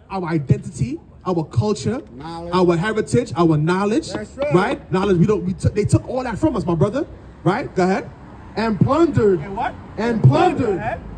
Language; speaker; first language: English; native; English